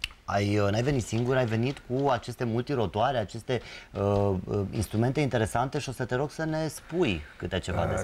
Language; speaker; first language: Romanian; native; Romanian